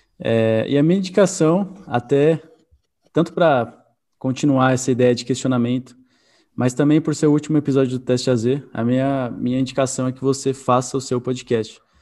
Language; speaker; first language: Portuguese; native; Portuguese